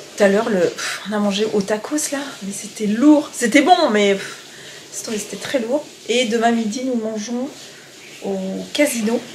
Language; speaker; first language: French; native; French